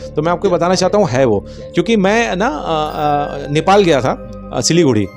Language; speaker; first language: Hindi; native; Hindi